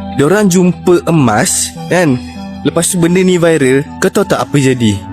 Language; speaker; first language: Malay; native; Malay